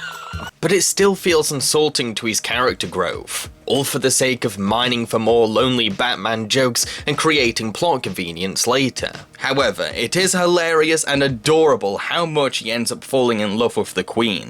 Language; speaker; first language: English; native; English